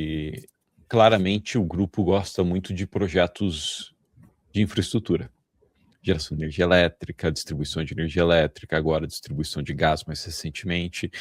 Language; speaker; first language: Portuguese; native; Portuguese